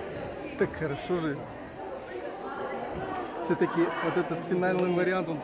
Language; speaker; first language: Russian; native; Russian